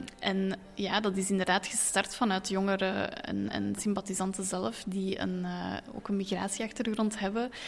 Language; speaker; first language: Dutch; native; Dutch